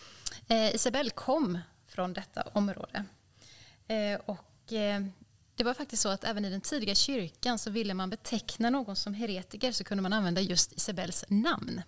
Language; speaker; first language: Swedish; native; Swedish